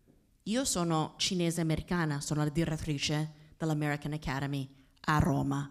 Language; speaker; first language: Italian; non-native, fluent; English